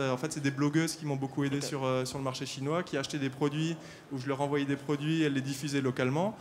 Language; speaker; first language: French; native; French